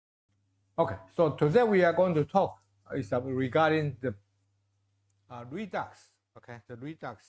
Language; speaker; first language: English; non-native, fluent; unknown